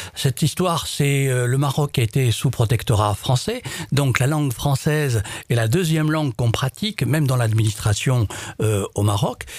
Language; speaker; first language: French; non-native, local second language; Arabic